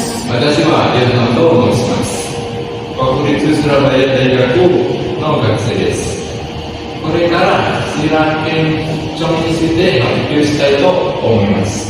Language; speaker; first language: Japanese; non-native, learner; Indonesian